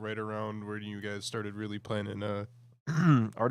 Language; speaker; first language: English; native; English